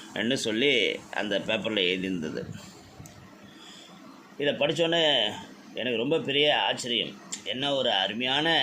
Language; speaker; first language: Tamil; native; Tamil